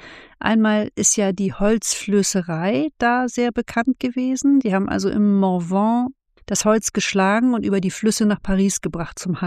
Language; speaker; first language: German; native; German